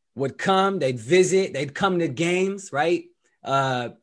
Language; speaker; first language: English; native; English